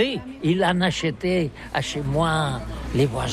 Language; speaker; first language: French; non-native, learner; Catalan